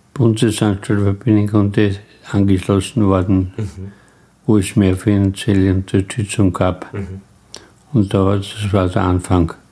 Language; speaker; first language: German; native; German